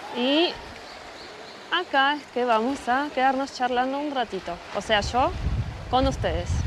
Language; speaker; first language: Spanish; early bilingual, other home language; Russian